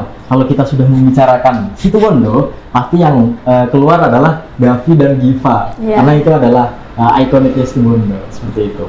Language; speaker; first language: Indonesian; non-native, local second language; Javanese